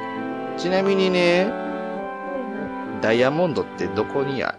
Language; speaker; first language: Japanese; native; Japanese